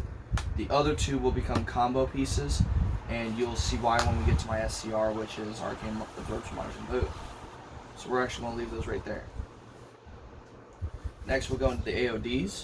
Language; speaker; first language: English; native; English